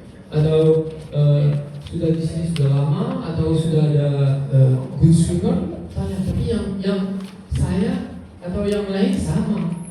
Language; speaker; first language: Indonesian; non-native, learner; French